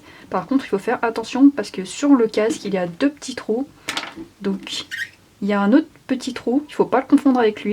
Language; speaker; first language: French; native; French